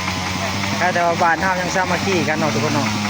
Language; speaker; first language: Thai; non-native, local second language; Lao